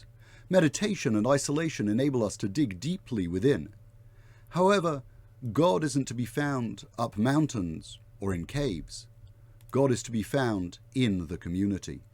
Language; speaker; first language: English; native; English